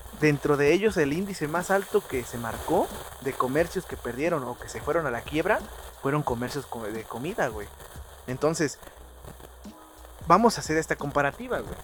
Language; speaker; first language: Spanish; native; Spanish